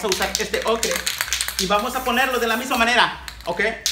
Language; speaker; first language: Spanish; native; Spanish